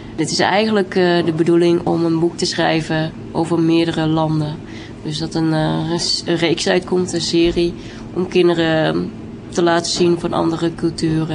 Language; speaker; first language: Dutch; early bilingual, other home language; Vietnamese